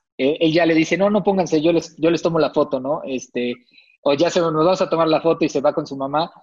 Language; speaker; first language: Spanish; native; Spanish